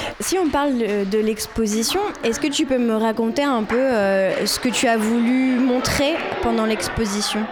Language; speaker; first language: French; native; French